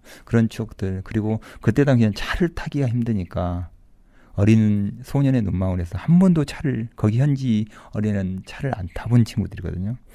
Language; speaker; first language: Korean; native; Korean